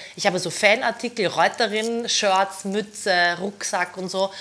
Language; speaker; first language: German; native; German